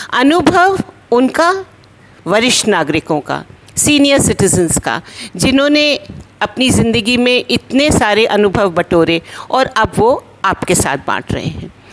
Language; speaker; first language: Hindi; native; Hindi